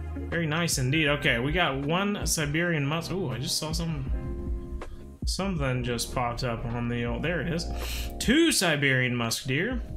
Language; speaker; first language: English; native; English